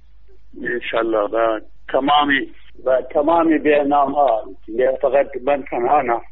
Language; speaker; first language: Persian; non-native, local second language; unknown